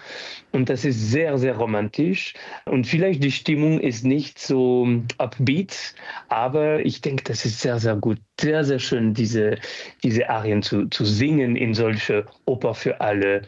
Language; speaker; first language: German; non-native, fluent; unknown